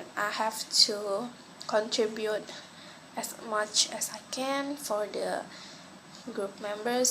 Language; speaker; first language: English; non-native, local second language; Malay